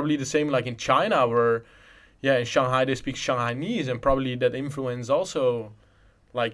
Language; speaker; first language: English; non-native, fluent; Dutch